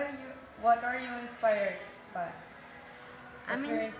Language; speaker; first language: English; non-native, learner; Spanish